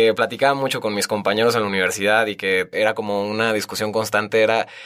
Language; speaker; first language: Spanish; native; Spanish